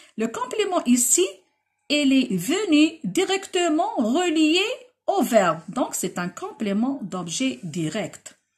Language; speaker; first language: French; non-native, local second language; Arabic